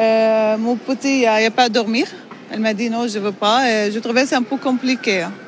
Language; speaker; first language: French; non-native, learner; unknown